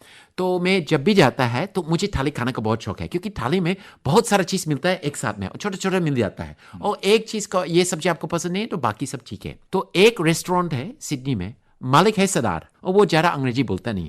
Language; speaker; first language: Hindi; non-native, fluent; English